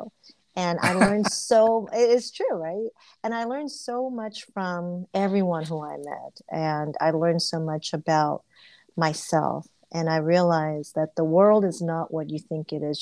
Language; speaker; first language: English; early bilingual, other home language; Korean